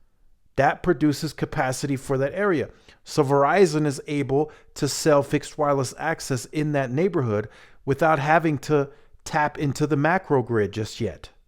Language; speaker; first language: English; native; English